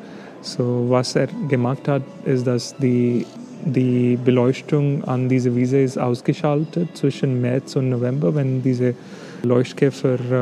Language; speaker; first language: German; non-native, fluent; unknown